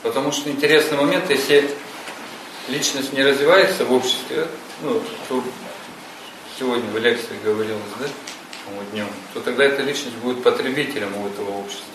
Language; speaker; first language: Russian; native; Russian